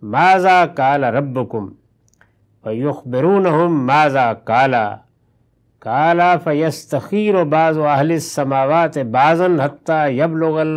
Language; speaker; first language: Urdu; non-native, local second language; Punjabi